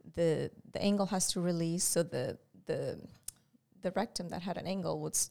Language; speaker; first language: English; non-native, local second language; Gujarati